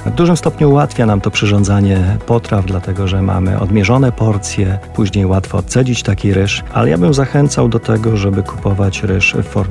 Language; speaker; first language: Polish; native; Polish